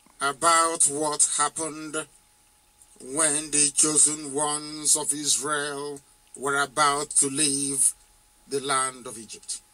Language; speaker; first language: English; non-native, local second language; Igbo